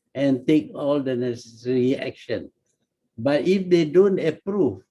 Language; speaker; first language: English; non-native, local second language; Malay